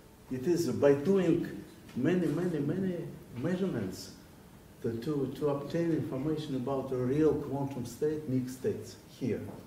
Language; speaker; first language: English; non-native, fluent; Russian